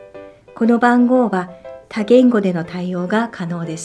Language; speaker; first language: Japanese; native; Japanese